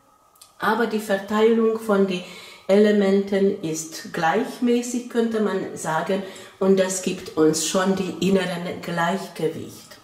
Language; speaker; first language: German; non-native, fluent; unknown